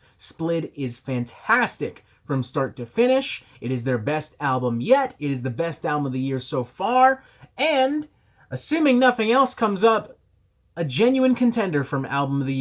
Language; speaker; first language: English; native; English